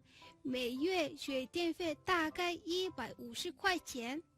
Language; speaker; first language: Chinese; non-native, fluent; Mongolian